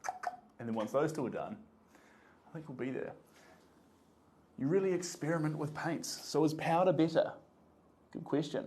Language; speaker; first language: English; native; English